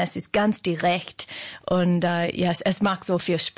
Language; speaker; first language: German; non-native, fluent; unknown